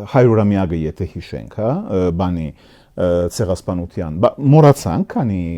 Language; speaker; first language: Armenian; early bilingual, heritage; Armenian